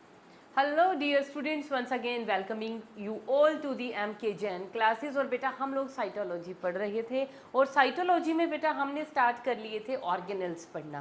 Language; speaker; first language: Hindi; native; Hindi